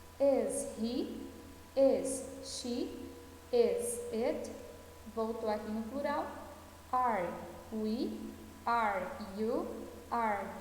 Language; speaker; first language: English; non-native, fluent; Portuguese